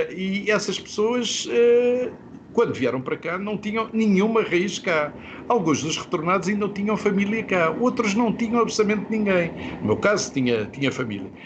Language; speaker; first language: Portuguese; native; Portuguese